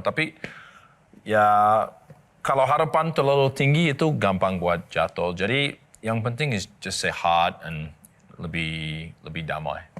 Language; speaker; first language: Indonesian; non-native, learner; English